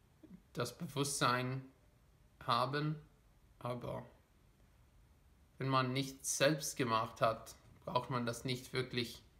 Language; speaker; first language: German; non-native, fluent; English